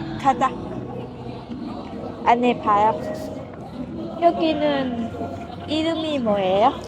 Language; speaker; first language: Korean; non-native, learner; Thai